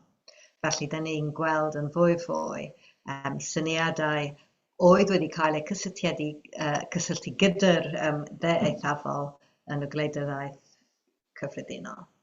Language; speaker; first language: Welsh; non-native, fluent; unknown